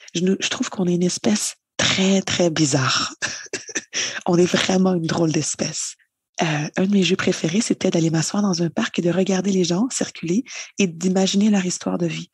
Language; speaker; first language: French; native; French